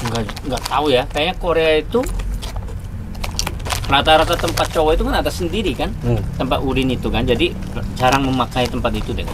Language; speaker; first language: Indonesian; non-native, fluent; Korean